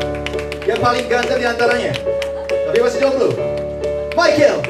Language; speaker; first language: Indonesian; non-native, fluent; Japanese